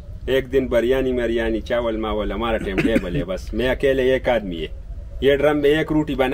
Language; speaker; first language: Hindi; non-native, local second language; Pashto